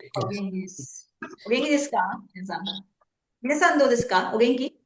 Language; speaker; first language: Japanese; non-native, fluent; Sinhala